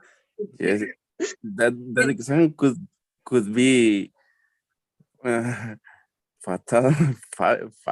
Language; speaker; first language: English; non-native, learner; Spanish